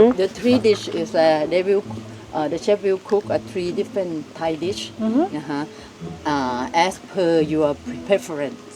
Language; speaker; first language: English; non-native, local second language; Thai